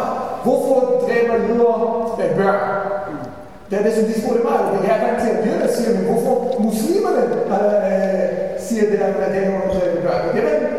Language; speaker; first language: Danish; non-native, fluent; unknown